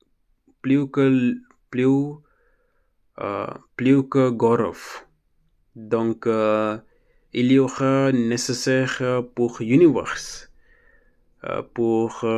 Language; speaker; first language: French; non-native, learner; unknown